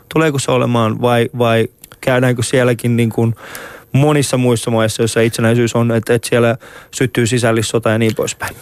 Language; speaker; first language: Finnish; early bilingual, other home language; Persian